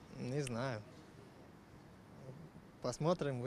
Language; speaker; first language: Russian; non-native, learner; Tajik